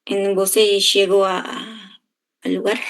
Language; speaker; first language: Portuguese; non-native, learner; Spanish